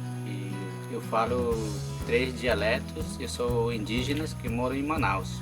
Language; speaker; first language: Portuguese; non-native, local second language; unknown